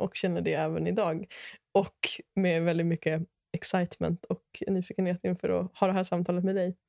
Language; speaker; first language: Swedish; native; Swedish